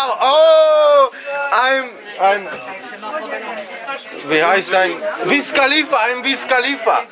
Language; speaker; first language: German; non-native, learner; Macedonian